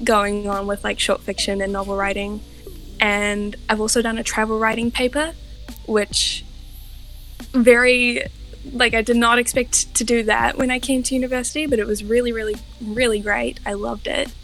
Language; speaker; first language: English; native; English